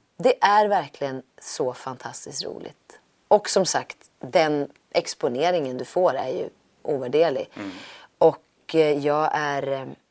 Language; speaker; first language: Swedish; native; Swedish